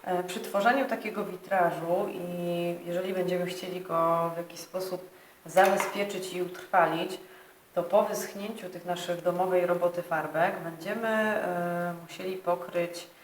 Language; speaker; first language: Polish; native; Polish